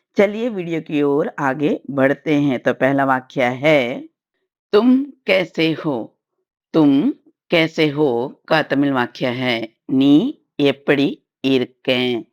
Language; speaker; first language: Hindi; non-native, local second language; Tamil